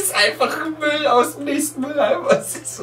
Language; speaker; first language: German; native; German